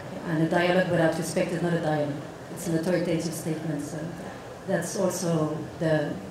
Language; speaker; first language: English; non-native, fluent; Arabic